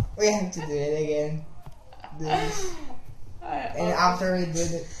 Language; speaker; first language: English; non-native, fluent; Portuguese